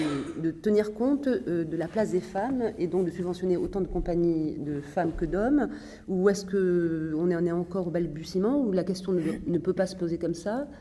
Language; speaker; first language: French; native; French